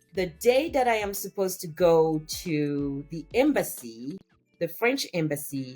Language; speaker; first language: English; non-native, fluent; French